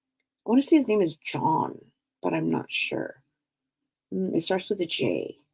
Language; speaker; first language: English; native; English